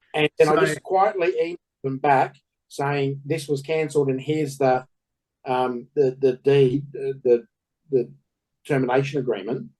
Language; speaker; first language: English; native; English